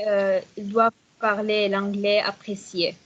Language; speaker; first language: French; non-native, learner; Arabic